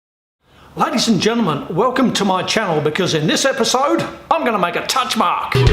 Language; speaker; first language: English; native; English